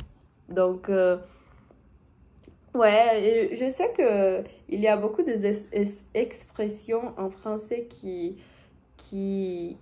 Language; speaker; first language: French; non-native, learner; Portuguese